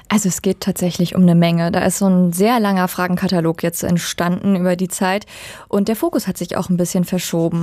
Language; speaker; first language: German; native; German